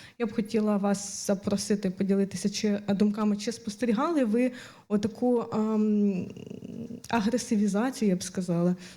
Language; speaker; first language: Ukrainian; native; Ukrainian